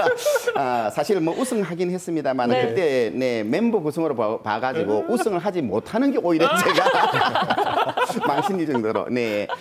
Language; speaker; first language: Korean; native; Korean